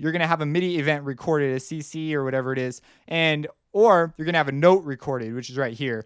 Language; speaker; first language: English; native; English